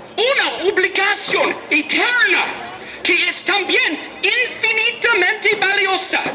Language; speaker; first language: Spanish; non-native, learner; English